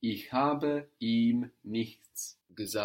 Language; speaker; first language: German; non-native, fluent; English